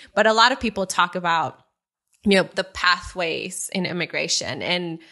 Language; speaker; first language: English; early bilingual, other home language; Spanish